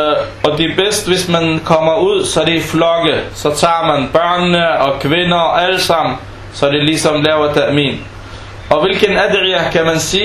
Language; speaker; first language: Danish; non-native, fluent; Arabic